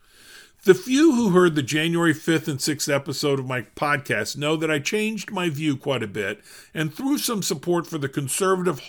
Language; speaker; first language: English; native; English